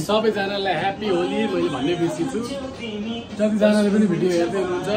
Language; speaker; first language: Nepali; native; Nepali